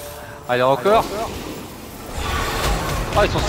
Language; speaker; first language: French; native; French